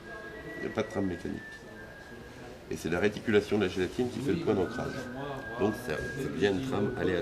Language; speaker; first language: French; native; French